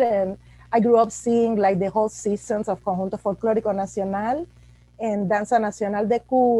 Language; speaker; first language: English; non-native, fluent; Spanish